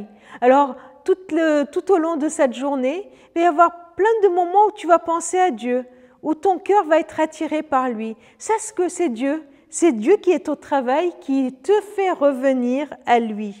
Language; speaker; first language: French; native; French